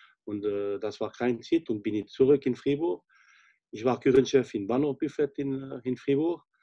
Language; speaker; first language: German; non-native, fluent; French